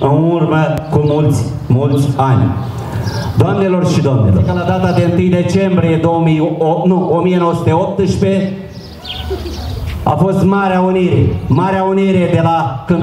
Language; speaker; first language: Romanian; native; Romanian